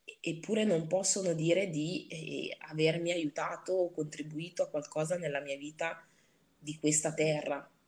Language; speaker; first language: Italian; early bilingual, other home language; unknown